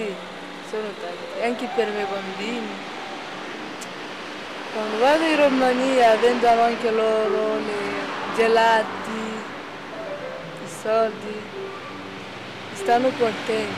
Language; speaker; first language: Italian; non-native, learner; Romanian